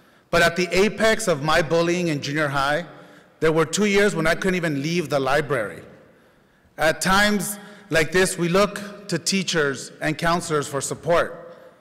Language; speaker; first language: English; native; English